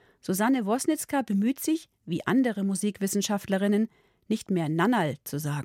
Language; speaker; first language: German; native; German